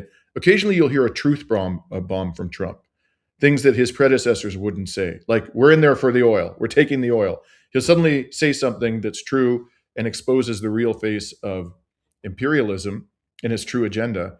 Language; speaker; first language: English; native; English